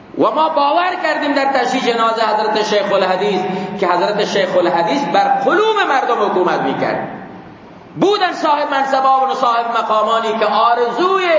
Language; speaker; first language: Persian; non-native, local second language; Baluchi